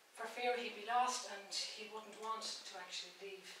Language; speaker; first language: English; native; English